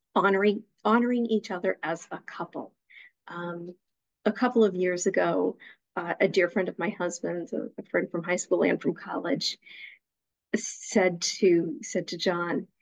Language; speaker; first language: English; native; English